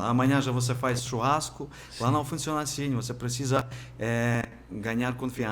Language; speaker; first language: Portuguese; non-native, fluent; Ukrainian